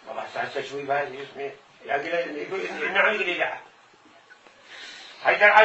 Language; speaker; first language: Arabic; native; Arabic